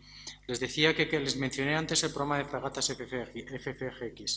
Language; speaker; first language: Spanish; native; Spanish